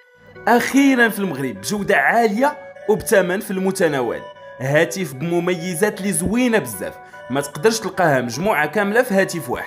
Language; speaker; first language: Arabic; native; Arabic